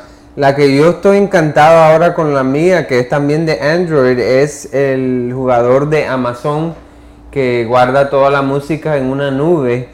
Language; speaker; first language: Spanish; early bilingual, heritage; English